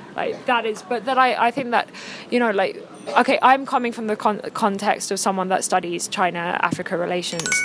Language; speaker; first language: English; native; English